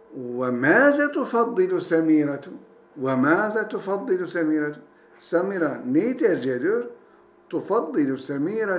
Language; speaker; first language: Arabic; non-native, fluent; Turkish